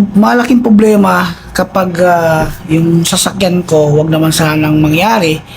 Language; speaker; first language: Filipino; non-native, local second language; Cebuano